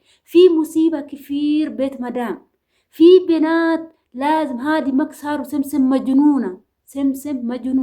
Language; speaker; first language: Arabic; non-native, learner; Oromo